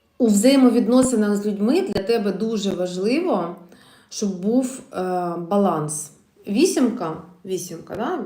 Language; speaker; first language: Ukrainian; non-native, local second language; Russian